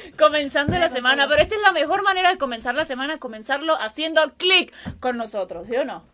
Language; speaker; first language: Spanish; native; Spanish